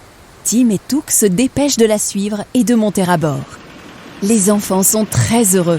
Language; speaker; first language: French; native; French